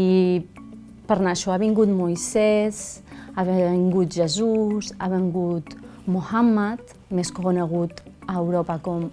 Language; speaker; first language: Catalan; early bilingual, other home language; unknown